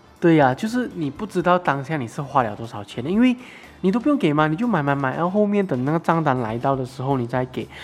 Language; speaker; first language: Chinese; native; Chinese